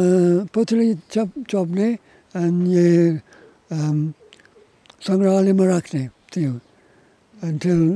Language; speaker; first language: Nepali; non-native, learner; English